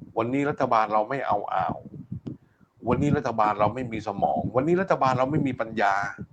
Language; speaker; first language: Thai; native; Thai